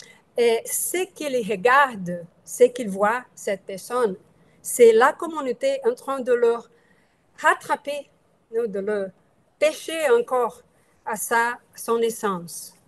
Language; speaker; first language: French; non-native, fluent; Portuguese